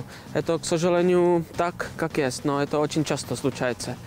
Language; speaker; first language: Russian; non-native, learner; Czech